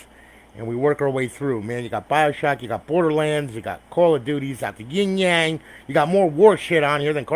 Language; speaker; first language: English; native; English